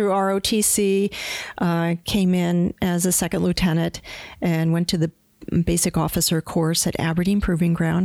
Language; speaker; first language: English; native; English